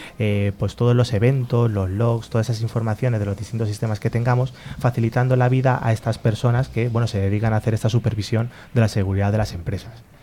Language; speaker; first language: Spanish; native; Spanish